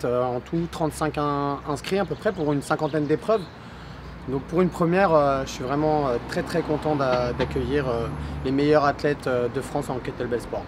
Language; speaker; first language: French; native; French